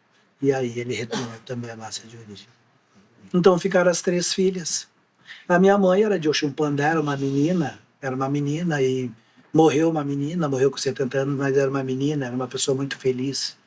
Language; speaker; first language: Portuguese; native; Portuguese